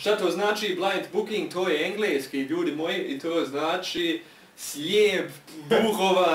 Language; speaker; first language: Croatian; early bilingual, heritage; Croatian